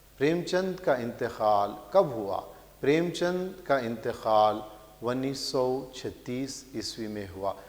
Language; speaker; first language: Urdu; native; Urdu